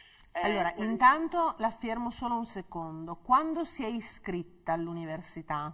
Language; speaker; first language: Italian; native; Italian